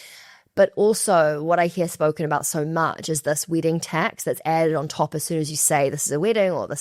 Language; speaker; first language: English; native; English